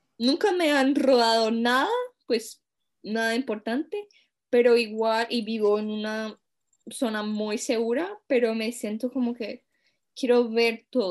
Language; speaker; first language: Spanish; non-native, fluent; English